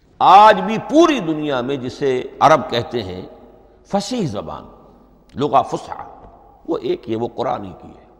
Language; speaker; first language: Urdu; native; Urdu